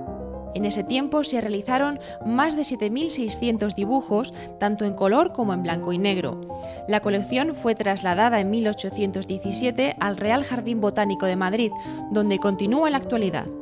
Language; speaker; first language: Spanish; native; Spanish